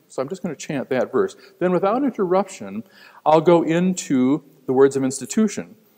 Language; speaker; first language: English; native; English